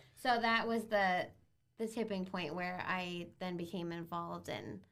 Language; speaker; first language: English; native; English